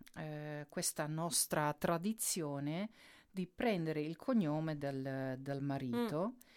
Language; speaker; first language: Italian; non-native, fluent; Dutch